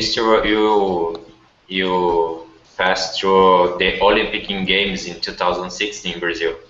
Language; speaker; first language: English; non-native, learner; Portuguese